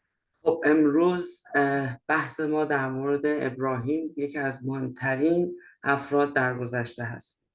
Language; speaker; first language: Persian; native; Persian